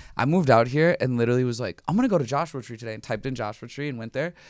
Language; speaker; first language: English; native; English